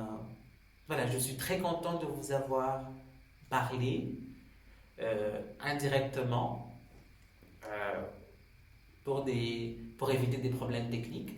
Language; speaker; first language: French; non-native, local second language; Swahili